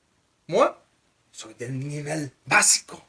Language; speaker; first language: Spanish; non-native, fluent; French